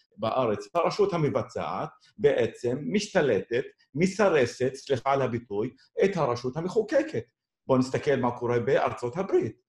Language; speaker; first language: Hebrew; non-native, local second language; Arabic